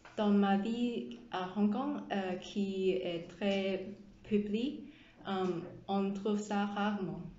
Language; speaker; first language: French; non-native, fluent; Cantonese